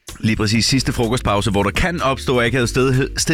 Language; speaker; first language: Danish; native; Danish